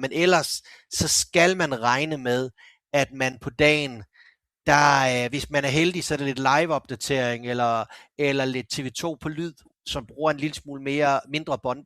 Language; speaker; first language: Danish; native; Danish